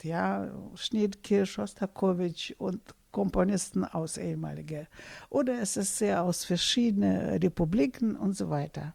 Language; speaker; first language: German; non-native, fluent; Russian